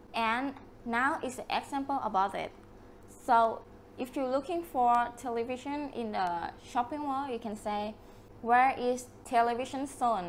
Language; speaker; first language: English; non-native, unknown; Thai